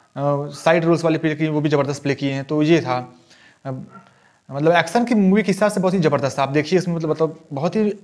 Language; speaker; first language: Hindi; native; Hindi